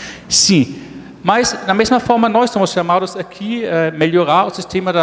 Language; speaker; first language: Portuguese; non-native, fluent; German